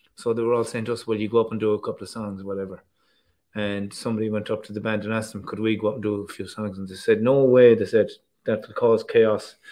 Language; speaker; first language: English; native; English